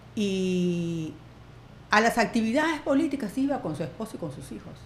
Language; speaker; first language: Spanish; native; Spanish